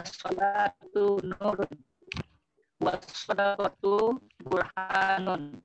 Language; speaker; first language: Arabic; non-native, learner; Indonesian